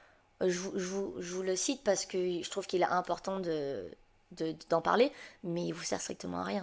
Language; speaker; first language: French; native; French